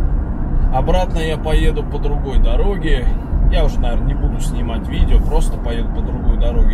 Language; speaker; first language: Russian; native; Russian